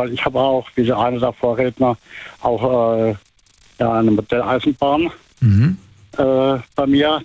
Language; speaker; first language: German; native; German